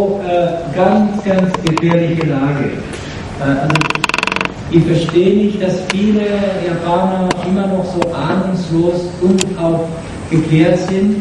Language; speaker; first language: German; non-native, fluent; Japanese